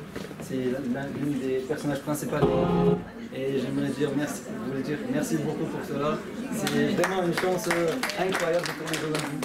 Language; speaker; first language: French; non-native, fluent; Chechen